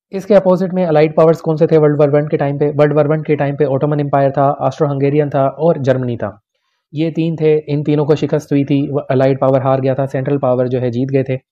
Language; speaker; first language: Urdu; non-native, local second language; Punjabi